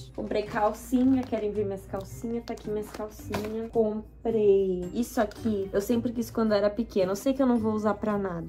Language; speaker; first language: Portuguese; native; Portuguese